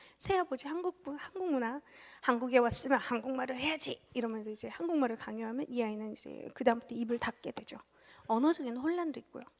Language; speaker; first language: Korean; early bilingual, heritage; Korean